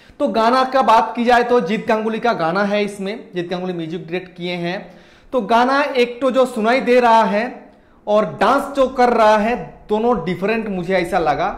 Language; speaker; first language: Hindi; non-native, local second language; Bangla